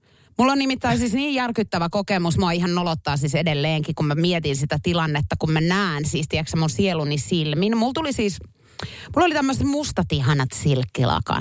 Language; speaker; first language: Finnish; native; Finnish